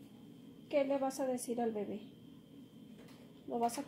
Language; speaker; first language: Spanish; early bilingual, heritage; Spanish